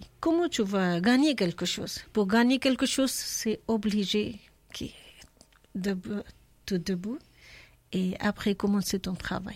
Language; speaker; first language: French; non-native, learner; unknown